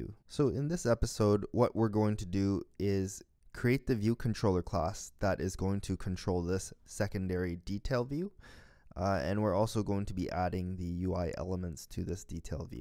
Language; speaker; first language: English; native; English